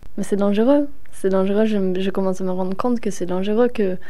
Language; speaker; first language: French; non-native, fluent; Swedish